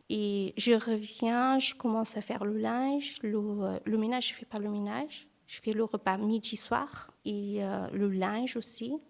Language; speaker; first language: French; non-native, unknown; Portuguese